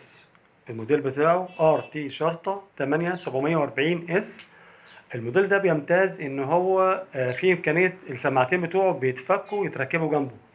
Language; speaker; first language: Arabic; native; Arabic